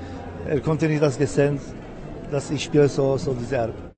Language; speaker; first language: German; non-native, learner; Czech